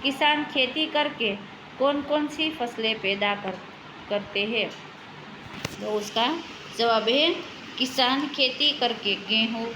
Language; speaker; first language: Hindi; non-native, local second language; Gujarati